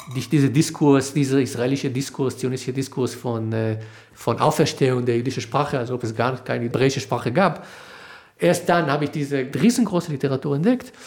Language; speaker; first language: German; non-native, fluent; Hebrew